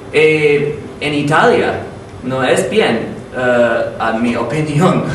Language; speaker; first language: Spanish; non-native, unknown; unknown